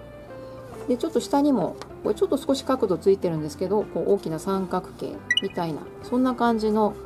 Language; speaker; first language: Japanese; native; Japanese